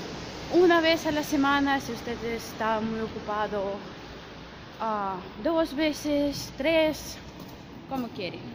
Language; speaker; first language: Spanish; non-native, fluent; Russian